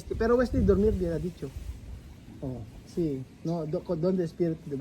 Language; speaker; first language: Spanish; non-native, learner; Filipino